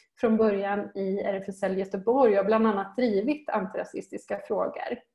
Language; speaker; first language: Swedish; native; Swedish